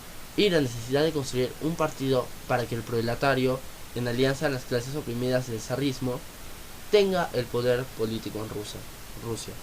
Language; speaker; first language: Spanish; native; Spanish